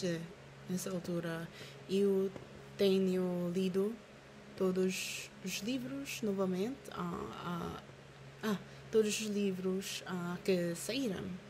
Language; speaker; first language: Portuguese; non-native, learner; Filipino